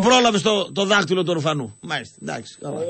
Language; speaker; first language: Greek; native; Greek